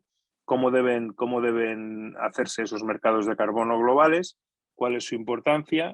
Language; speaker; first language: Spanish; native; Spanish